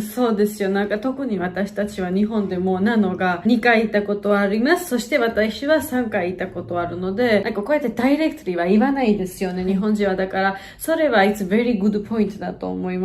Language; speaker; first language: Japanese; non-native, fluent; Georgian